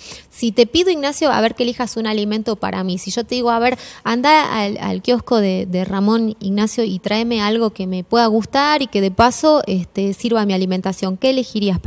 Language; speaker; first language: Spanish; native; Spanish